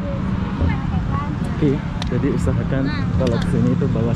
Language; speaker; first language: Indonesian; native; Indonesian